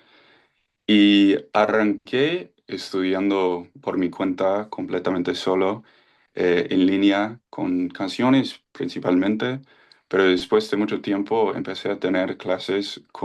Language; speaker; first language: Spanish; non-native, fluent; English